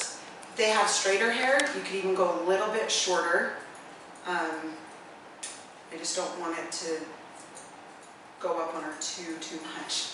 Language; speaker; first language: English; native; English